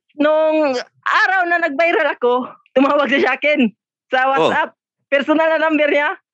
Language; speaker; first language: Filipino; non-native, local second language; Cebuano